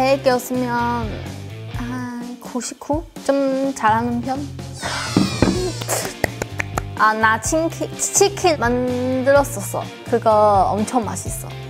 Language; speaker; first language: Korean; non-native, learner; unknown